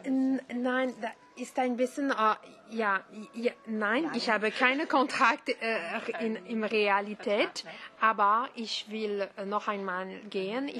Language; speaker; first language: German; non-native, learner; French